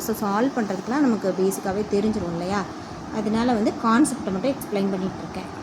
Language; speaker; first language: Tamil; native; Tamil